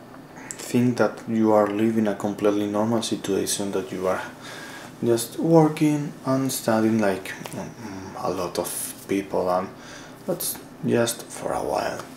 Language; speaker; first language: English; non-native, learner; Spanish